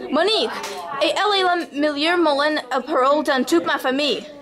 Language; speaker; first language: French; non-native, learner; English